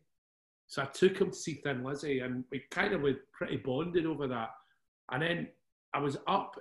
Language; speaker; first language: English; native; English